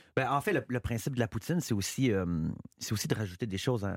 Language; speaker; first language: French; native; French